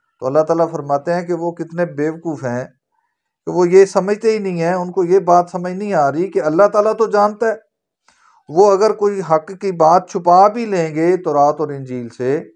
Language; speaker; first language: Urdu; native; Urdu